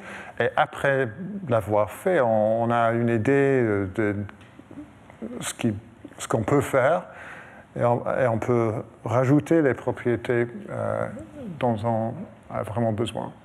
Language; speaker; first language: French; non-native, fluent; English